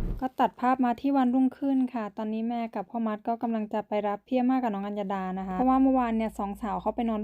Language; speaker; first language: Thai; native; Thai